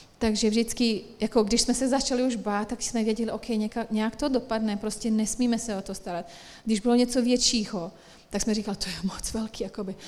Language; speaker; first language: Czech; non-native, fluent; Croatian